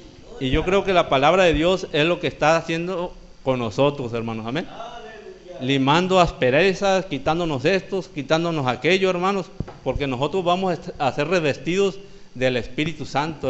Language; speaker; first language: Spanish; native; Spanish